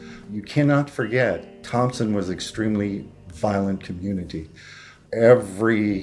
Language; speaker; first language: English; non-native, fluent; French